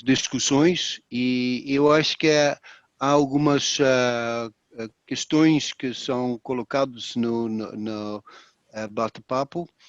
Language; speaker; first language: Portuguese; non-native, fluent; Dutch